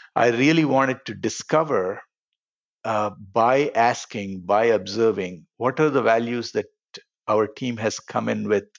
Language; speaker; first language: English; non-native, local second language; Telugu